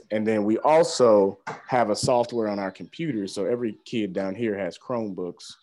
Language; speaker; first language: English; native; English